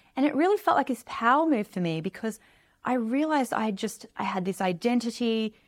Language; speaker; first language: English; native; English